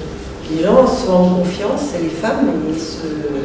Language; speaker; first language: French; native; French